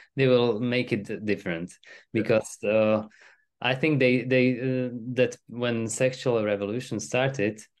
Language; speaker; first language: English; non-native, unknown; Slovak